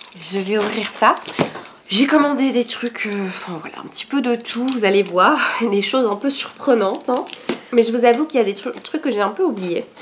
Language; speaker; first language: French; native; French